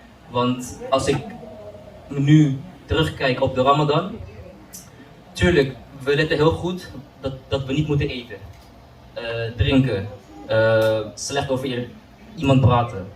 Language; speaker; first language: Dutch; early bilingual, other home language; Indonesian